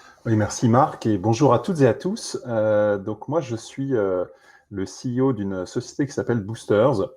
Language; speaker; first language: French; native; French